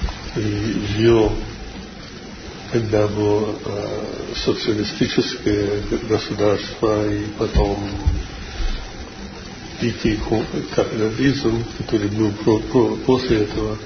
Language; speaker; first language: Russian; non-native, fluent; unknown